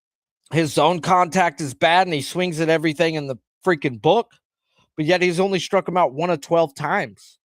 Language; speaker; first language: English; native; English